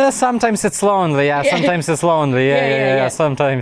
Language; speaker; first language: English; non-native, learner; Lithuanian